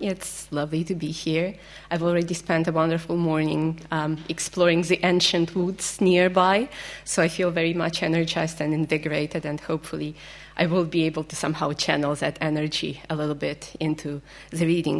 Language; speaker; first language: English; non-native, fluent; Ukrainian